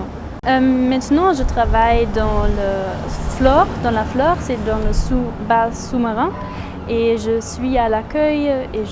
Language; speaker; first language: French; non-native, fluent; German